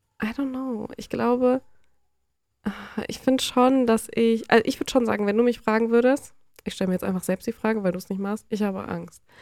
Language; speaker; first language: German; native; German